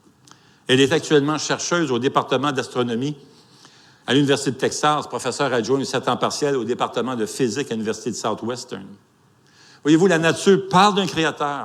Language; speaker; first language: French; native; French